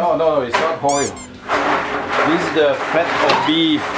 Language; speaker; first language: English; non-native, local second language; French